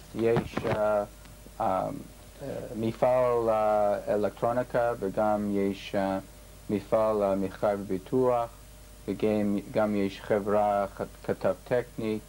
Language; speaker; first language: Hebrew; non-native, learner; English